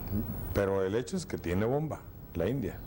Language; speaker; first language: Spanish; native; Spanish